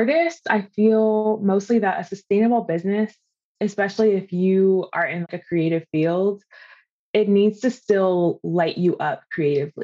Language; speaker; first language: English; native; English